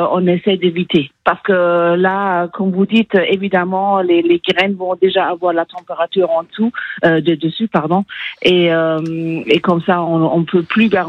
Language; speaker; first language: French; non-native, fluent; German